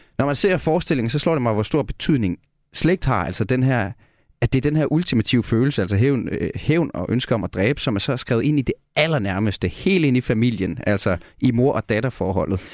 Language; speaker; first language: Danish; native; Danish